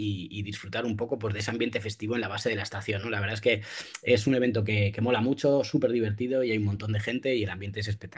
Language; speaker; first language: Spanish; native; Spanish